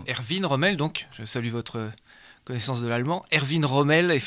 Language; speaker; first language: French; native; French